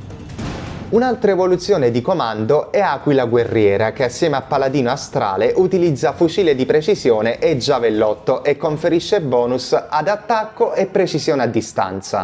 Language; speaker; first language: Italian; native; Italian